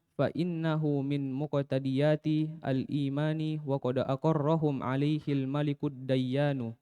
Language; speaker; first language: Arabic; non-native, learner; Indonesian